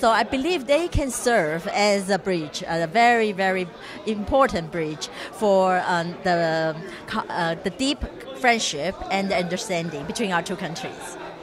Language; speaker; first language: English; non-native, fluent; Chinese